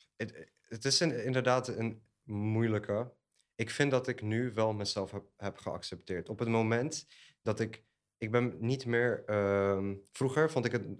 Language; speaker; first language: Dutch; early bilingual, other home language; Polish